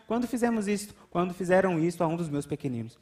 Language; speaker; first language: Portuguese; native; Portuguese